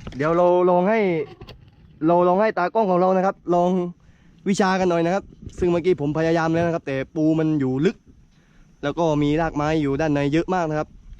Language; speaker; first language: Thai; native; Thai